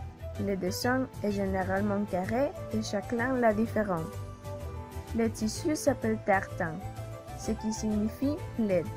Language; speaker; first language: French; non-native, learner; Spanish